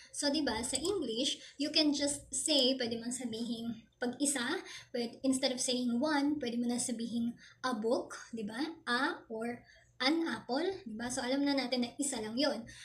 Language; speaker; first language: Filipino; native; Filipino